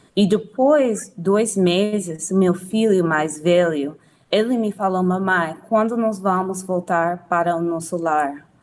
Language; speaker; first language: Portuguese; non-native, fluent; English